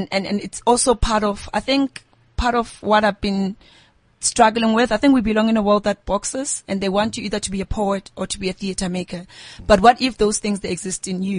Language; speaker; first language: English; non-native, local second language; Southern Sotho